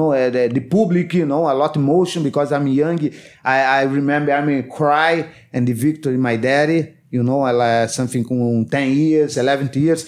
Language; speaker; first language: English; non-native, learner; Portuguese